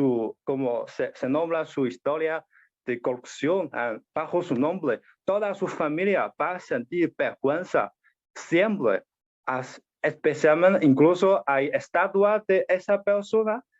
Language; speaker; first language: Spanish; non-native, learner; Chinese